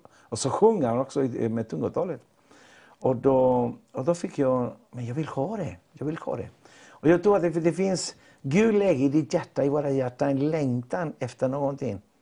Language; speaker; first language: Swedish; non-native, fluent; Spanish